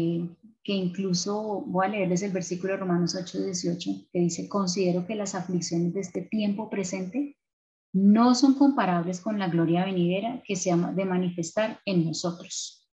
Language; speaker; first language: Spanish; native; Spanish